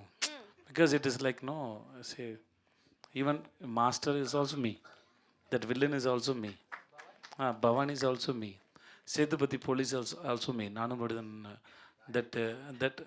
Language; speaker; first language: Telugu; non-native, learner; Tamil